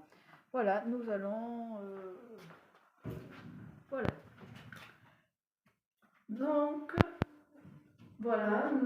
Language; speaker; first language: French; native; French